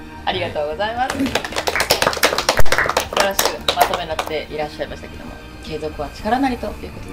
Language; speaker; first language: Japanese; native; Japanese